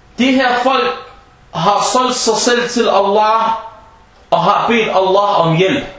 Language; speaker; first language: Danish; early bilingual, other home language; Arabic